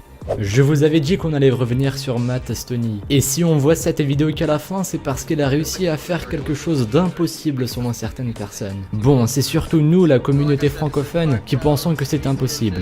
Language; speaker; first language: French; native; French